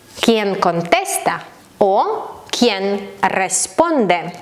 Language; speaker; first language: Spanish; non-native, learner; Ukrainian